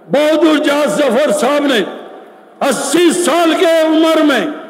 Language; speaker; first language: Hindi; non-native, local second language; Kannada